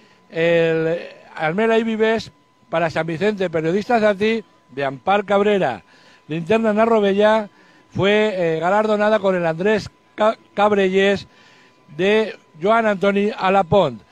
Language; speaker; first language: Spanish; native; Spanish